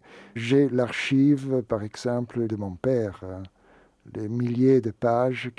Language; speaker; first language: French; non-native, fluent; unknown